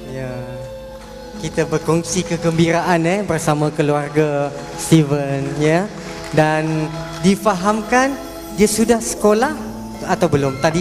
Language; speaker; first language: Malay; native; Malay